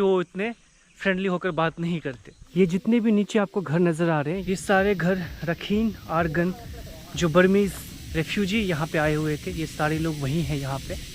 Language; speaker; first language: Hindi; native; Hindi